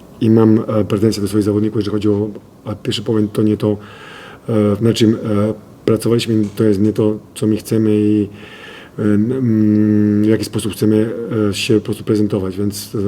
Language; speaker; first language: Polish; non-native, fluent; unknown